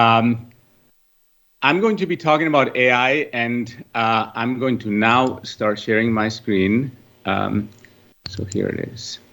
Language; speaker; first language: English; non-native, fluent; Catalan